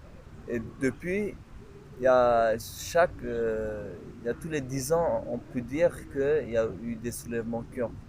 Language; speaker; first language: French; non-native, local second language; Kurdish